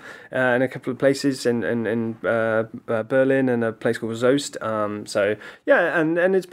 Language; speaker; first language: English; native; English